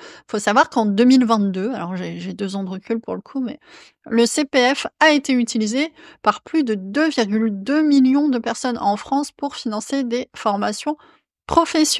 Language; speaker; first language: French; native; French